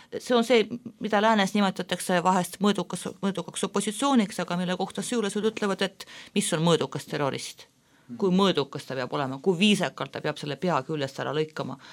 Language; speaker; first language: Estonian; non-native, local second language; Russian